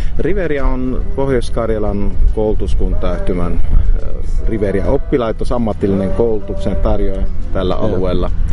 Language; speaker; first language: Finnish; non-native, fluent; Arabic